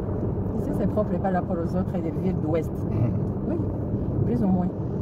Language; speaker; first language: French; non-native, learner; Kinyarwanda